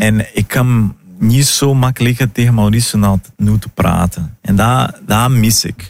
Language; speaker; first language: Dutch; non-native, learner; Portuguese